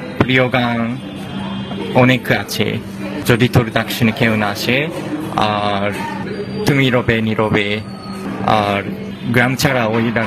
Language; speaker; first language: Bangla; non-native, learner; Japanese